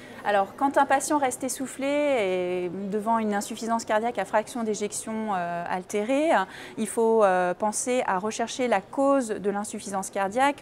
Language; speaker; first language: French; native; French